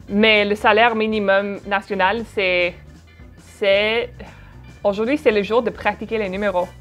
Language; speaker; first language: French; non-native, fluent; English